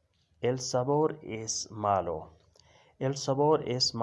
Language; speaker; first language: Spanish; non-native, fluent; Urdu